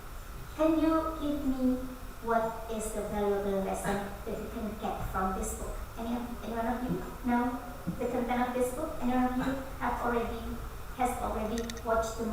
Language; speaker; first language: English; non-native, fluent; Indonesian